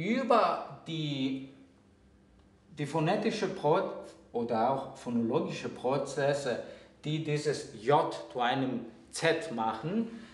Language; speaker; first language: German; non-native, fluent; Greek